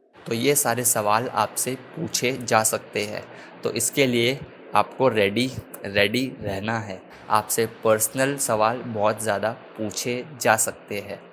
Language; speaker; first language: Hindi; native; Hindi